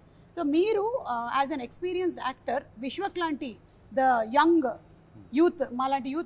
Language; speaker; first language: Telugu; native; Telugu